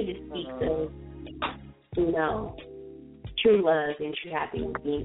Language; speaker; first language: English; native; English